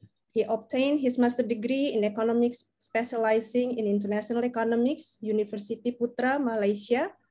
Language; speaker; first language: English; non-native, fluent; Indonesian